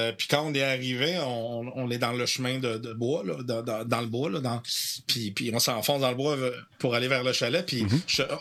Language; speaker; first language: French; native; French